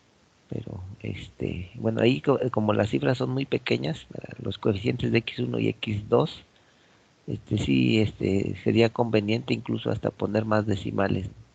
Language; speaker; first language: Spanish; native; Spanish